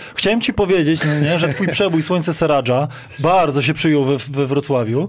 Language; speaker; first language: Polish; native; Polish